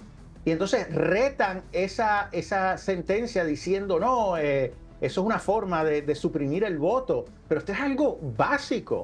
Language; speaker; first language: Spanish; native; Spanish